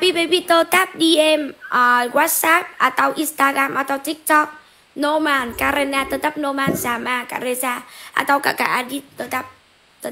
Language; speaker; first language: Indonesian; non-native, learner; Vietnamese